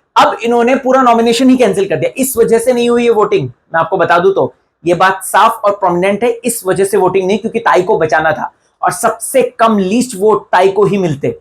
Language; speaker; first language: Hindi; non-native, local second language; Marathi